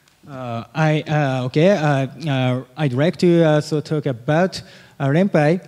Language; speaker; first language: English; non-native, learner; Japanese